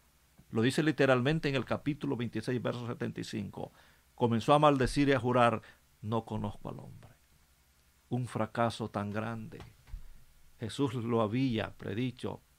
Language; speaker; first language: Spanish; native; Spanish